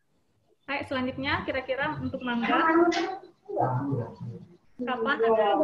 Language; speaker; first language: Indonesian; native; Indonesian